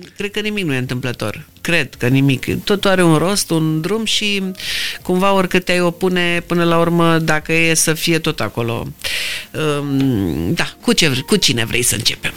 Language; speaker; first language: Romanian; native; Romanian